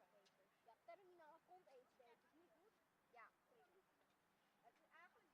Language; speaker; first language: Dutch; native; Dutch